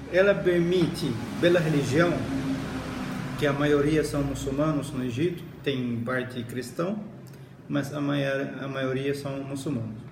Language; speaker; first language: Portuguese; non-native, fluent; Arabic